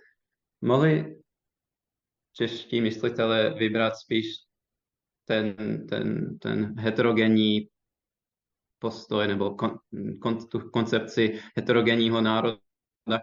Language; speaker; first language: Czech; non-native, fluent; English